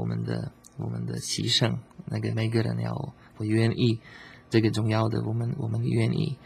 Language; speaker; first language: Chinese; non-native, learner; Slovak